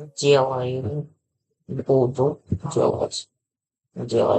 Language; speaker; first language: Russian; non-native, learner; English